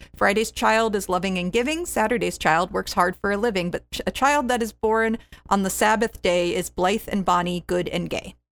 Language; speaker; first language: English; native; English